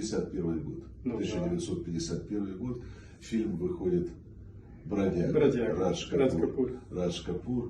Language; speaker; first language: Russian; native; Russian